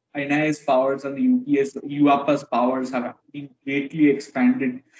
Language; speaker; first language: English; non-native, local second language; Bangla